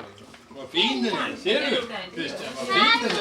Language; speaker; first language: Swedish; early bilingual, other home language; Estonian